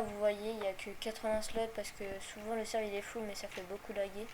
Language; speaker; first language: French; native; French